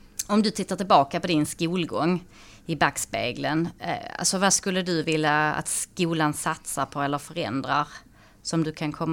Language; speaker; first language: Swedish; native; Swedish